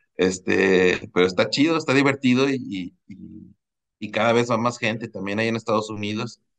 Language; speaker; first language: Spanish; native; Spanish